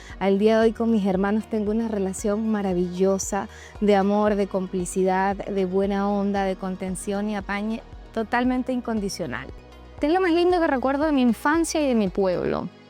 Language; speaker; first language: Spanish; native; Spanish